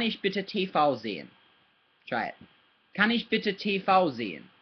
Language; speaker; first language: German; non-native, learner; English